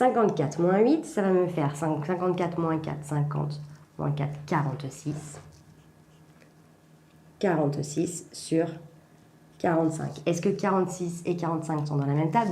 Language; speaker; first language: French; native; French